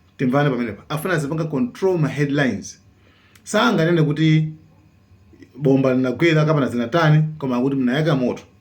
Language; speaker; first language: Nyanja; native; Nyanja